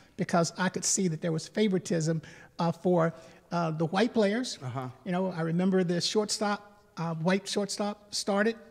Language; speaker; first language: English; native; English